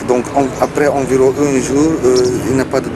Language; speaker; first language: French; non-native, learner; Turkish